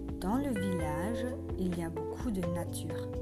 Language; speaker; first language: French; non-native, fluent; German